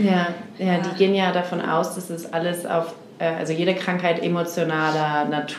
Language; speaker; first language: German; native; German